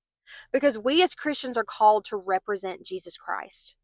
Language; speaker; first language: English; native; English